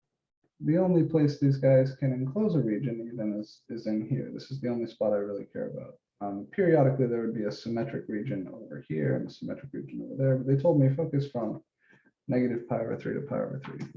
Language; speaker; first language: English; native; English